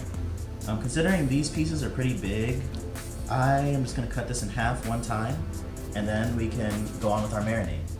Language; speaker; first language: English; native; English